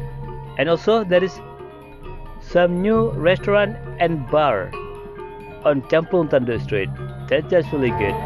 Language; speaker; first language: English; non-native, learner; Indonesian